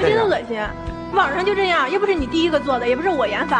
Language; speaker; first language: Chinese; native; Chinese